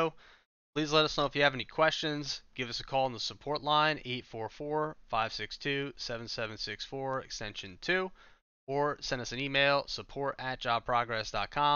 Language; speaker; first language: English; native; English